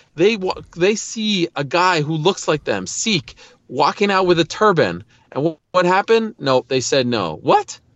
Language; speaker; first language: English; native; English